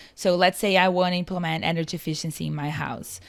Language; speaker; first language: English; non-native, fluent; Portuguese